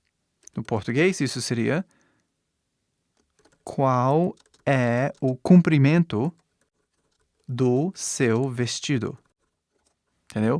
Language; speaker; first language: Portuguese; non-native, fluent; English